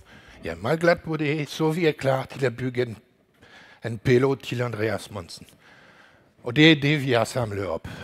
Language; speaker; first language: Danish; non-native, learner; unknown